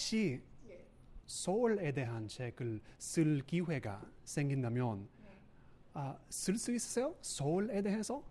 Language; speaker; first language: Korean; non-native, learner; English